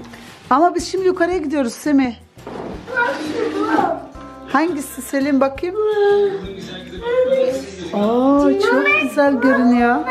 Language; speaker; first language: Turkish; early bilingual, heritage; Turkish